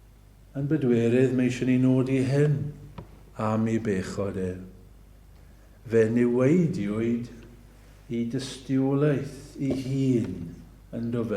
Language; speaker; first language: Welsh; native; Welsh